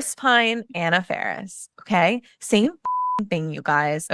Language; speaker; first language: English; native; English